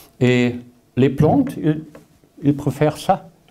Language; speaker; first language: French; non-native, learner; German